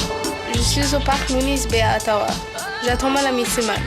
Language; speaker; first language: French; early bilingual, other home language; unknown